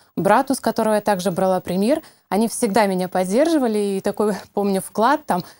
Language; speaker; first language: Russian; native; Russian